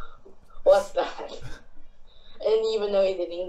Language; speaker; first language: English; non-native, fluent; Chinese